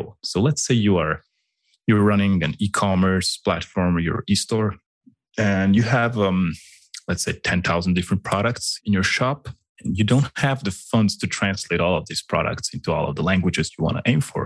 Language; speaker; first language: English; non-native, fluent; Slovenian